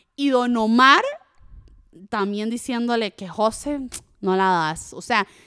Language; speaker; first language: Spanish; early bilingual, other home language; French